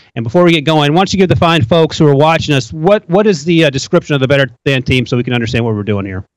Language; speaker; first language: English; native; English